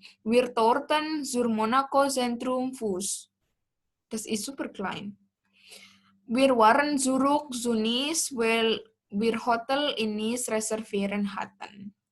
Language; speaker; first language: German; non-native, learner; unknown